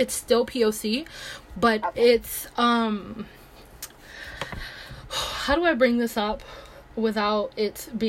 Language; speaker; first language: English; early bilingual, other home language; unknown